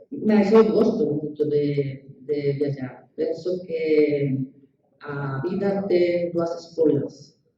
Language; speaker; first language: Portuguese; non-native, learner; Spanish